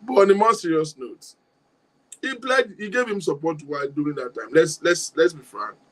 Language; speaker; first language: English; non-native, local second language; Yoruba